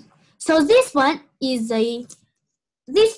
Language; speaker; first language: English; non-native, learner; Chinese